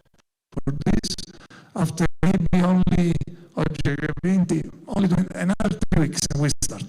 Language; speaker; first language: English; non-native, learner; Italian